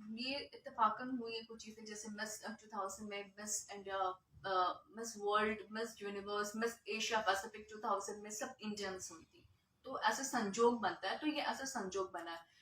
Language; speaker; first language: Hindi; native; Hindi